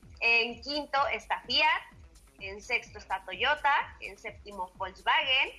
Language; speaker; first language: Spanish; native; Spanish